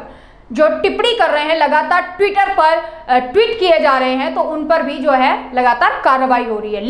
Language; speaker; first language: Hindi; native; Hindi